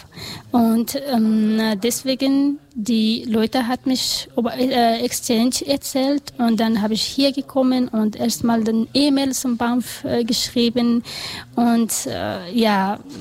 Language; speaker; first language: German; non-native, learner; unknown